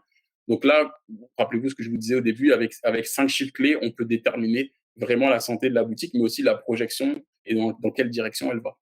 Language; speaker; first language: French; native; French